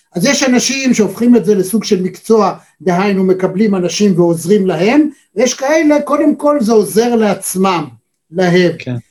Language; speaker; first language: Hebrew; native; Hebrew